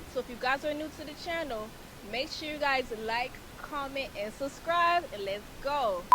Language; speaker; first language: English; native; English